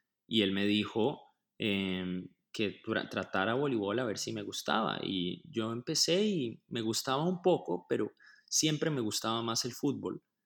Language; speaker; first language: Spanish; native; Spanish